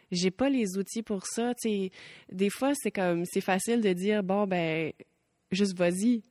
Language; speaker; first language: French; native; French